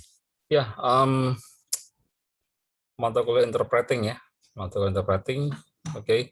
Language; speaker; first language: Indonesian; native; Indonesian